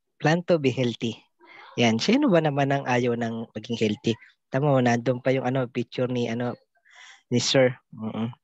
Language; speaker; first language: Filipino; non-native, local second language; Cebuano